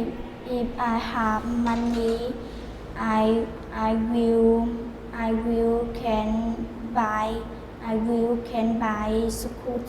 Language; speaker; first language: English; non-native, learner; Vietnamese